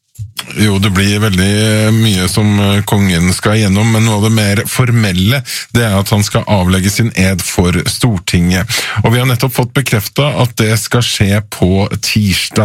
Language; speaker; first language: Norwegian; native; Norwegian